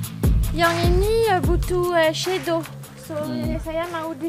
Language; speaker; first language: Indonesian; non-native, learner; French